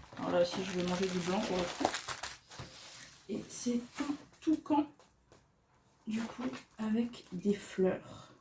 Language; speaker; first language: French; native; French